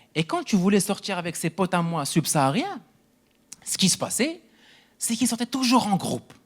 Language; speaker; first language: French; non-native, local second language; Arabic